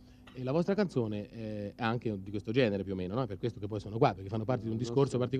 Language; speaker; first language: Italian; native; Italian